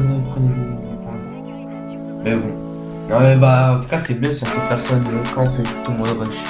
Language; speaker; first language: French; native; French